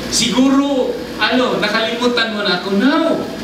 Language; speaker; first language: Filipino; non-native, local second language; Cebuano